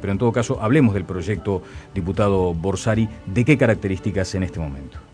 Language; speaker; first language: Spanish; native; Spanish